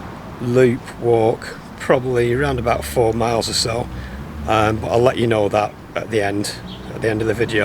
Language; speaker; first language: English; native; English